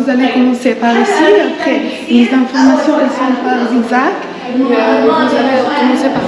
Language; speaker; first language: French; non-native, fluent; Arabic